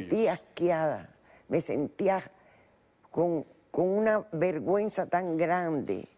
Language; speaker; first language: Spanish; native; Spanish